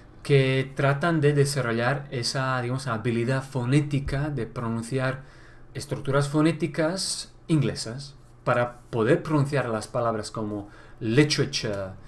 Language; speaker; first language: Spanish; non-native, fluent; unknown